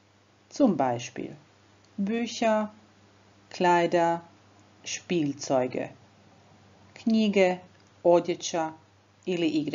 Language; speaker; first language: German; non-native, fluent; Croatian